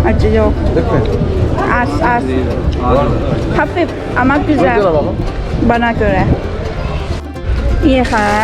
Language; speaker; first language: Turkish; non-native, learner; Thai